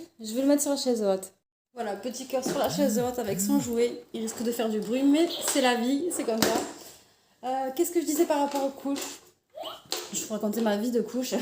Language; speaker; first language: French; native; French